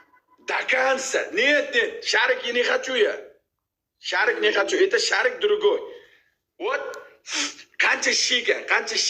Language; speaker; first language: Russian; non-native, learner; Uzbek